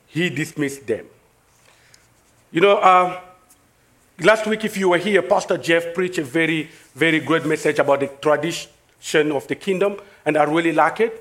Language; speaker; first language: English; non-native, fluent; French